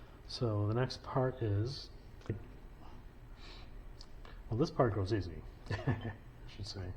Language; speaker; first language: English; native; English